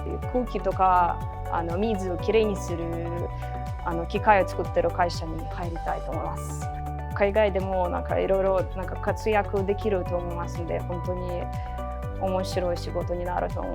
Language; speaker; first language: Japanese; non-native, fluent; Ukrainian